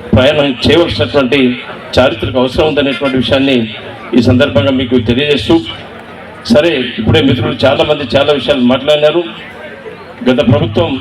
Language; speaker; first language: Telugu; native; Telugu